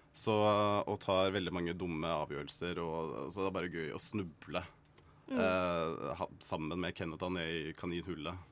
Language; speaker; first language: Norwegian; native; Norwegian